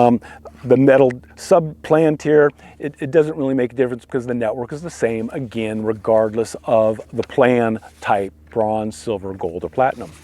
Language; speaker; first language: English; native; English